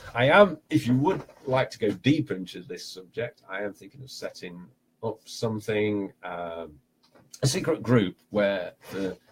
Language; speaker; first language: English; native; English